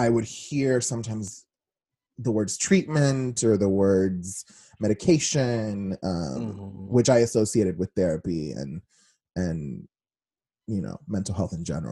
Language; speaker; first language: English; early bilingual, other home language; Spanish